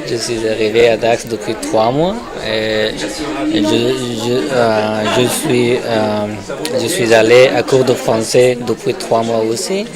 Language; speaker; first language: French; non-native, learner; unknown